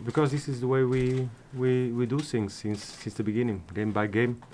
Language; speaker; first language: English; non-native, fluent; Portuguese